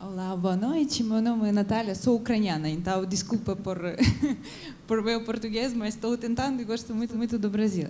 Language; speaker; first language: Portuguese; non-native, learner; Ukrainian